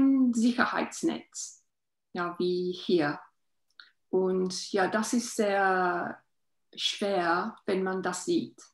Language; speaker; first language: German; non-native, learner; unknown